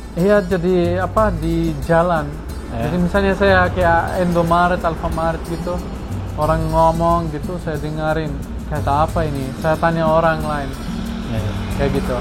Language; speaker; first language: Indonesian; non-native, fluent; Arabic